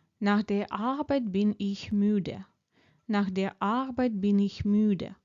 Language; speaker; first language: German; non-native, fluent; Ukrainian